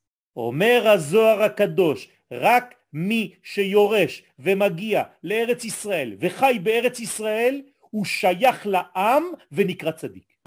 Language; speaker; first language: Hebrew; non-native, fluent; French